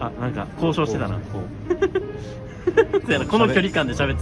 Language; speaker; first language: Japanese; native; Japanese